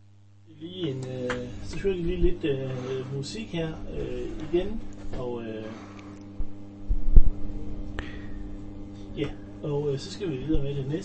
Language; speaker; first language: Danish; native; Danish